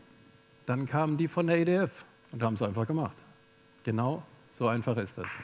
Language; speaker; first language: German; native; German